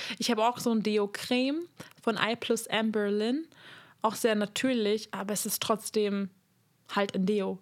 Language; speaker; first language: German; non-native, fluent; Hungarian